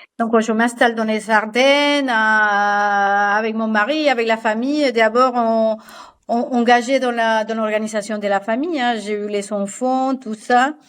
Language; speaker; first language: French; non-native, fluent; Spanish